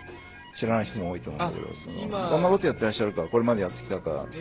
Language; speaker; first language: Japanese; native; Japanese